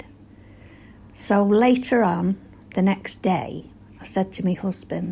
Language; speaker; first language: English; native; English